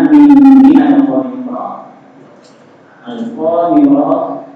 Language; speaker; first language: Arabic; non-native, learner; Malay